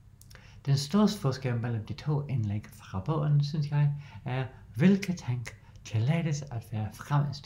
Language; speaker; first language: Danish; non-native, learner; English